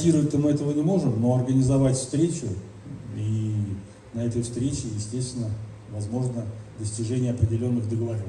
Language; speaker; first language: Russian; native; Russian